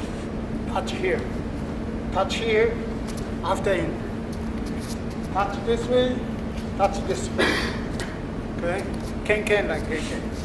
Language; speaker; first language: English; non-native, learner; Spanish